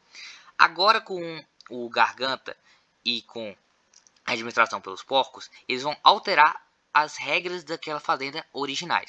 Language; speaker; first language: Portuguese; native; Portuguese